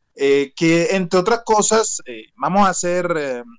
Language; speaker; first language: Spanish; native; Spanish